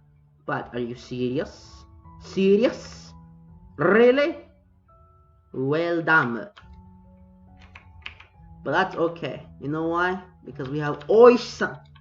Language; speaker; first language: English; native; English